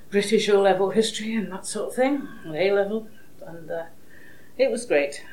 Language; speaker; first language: English; native; English